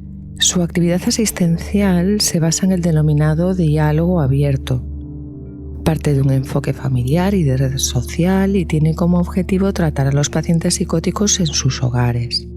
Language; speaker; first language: Spanish; native; Spanish